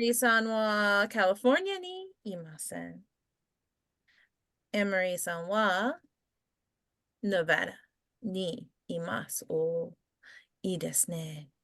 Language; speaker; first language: Japanese; non-native, fluent; English